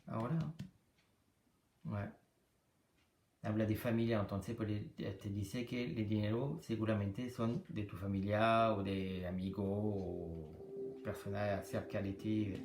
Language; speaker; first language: Spanish; non-native, learner; French